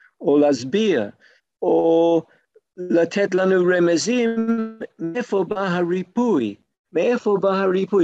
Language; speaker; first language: Hebrew; non-native, fluent; English